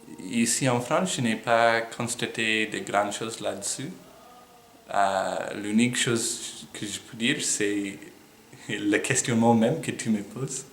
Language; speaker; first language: French; non-native, fluent; English